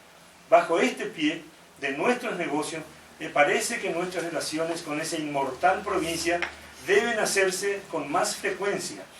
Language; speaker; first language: Spanish; native; Spanish